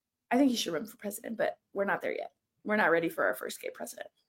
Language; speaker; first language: English; early bilingual, other home language; Spanish